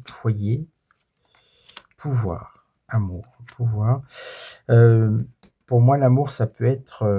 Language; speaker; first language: French; native; French